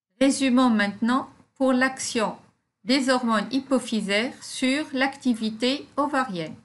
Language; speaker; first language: French; non-native, local second language; Arabic